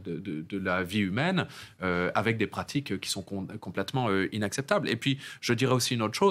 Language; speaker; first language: French; native; French